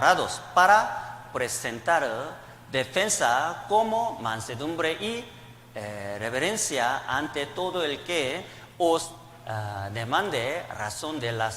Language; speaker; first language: Spanish; non-native, learner; Korean